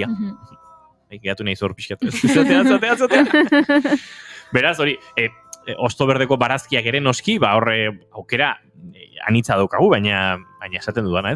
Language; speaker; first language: Basque; native; Basque